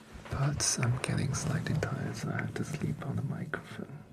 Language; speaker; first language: English; non-native, fluent; Chinese